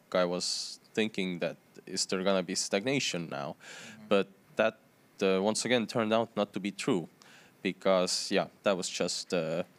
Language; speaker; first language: English; non-native, fluent; Estonian